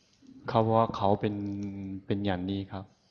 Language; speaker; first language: Thai; non-native, fluent; Chinese